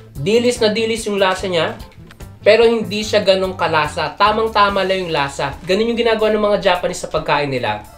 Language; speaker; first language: Filipino; native; Filipino